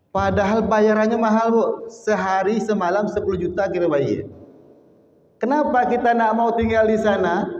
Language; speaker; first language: Malay; non-native, local second language; Minangkabau